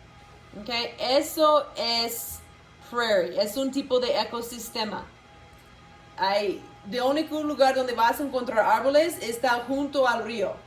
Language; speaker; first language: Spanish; non-native, local second language; English